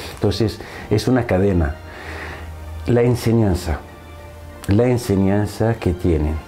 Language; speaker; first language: Spanish; non-native, fluent; Arabic